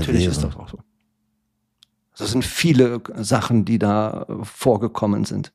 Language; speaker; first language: German; native; German